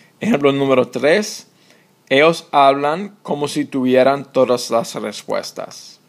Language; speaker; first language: Spanish; non-native, fluent; English